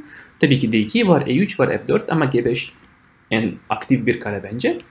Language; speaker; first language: Turkish; non-native, fluent; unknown